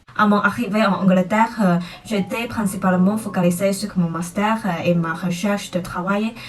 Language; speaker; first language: French; non-native, fluent; Chinese